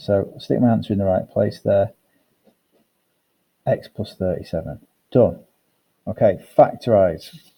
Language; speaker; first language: English; native; English